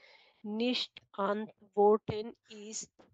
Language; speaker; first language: German; non-native, learner; Bangla